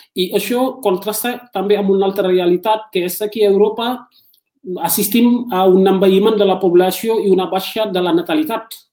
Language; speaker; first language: Catalan; non-native, fluent; Wolof